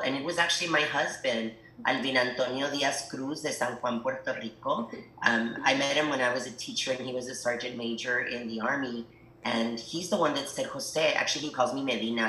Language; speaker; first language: English; early bilingual, other home language; Spanish